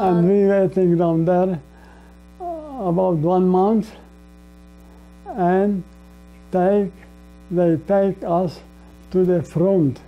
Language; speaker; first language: English; non-native, learner; Polish